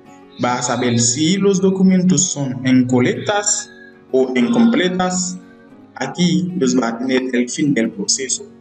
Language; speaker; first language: Spanish; non-native, learner; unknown